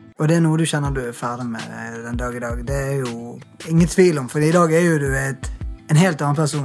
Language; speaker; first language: Norwegian; native; Norwegian